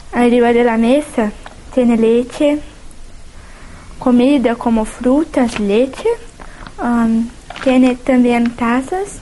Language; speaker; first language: Spanish; non-native, learner; Portuguese